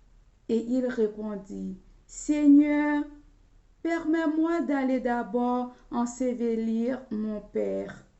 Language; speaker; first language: French; non-native, local second language; Haitian Creole